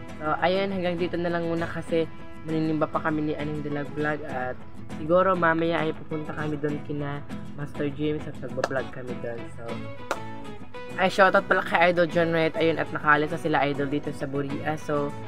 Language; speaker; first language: Filipino; non-native, local second language; Bikol